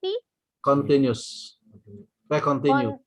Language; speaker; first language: English; non-native, learner; Indonesian